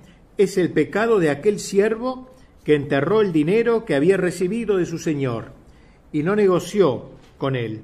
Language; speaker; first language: Spanish; native; Spanish